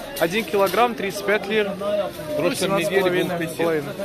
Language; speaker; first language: Russian; early bilingual, heritage; Russian